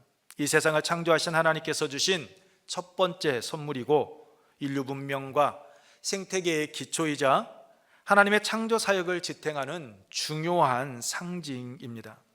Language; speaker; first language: Korean; native; Korean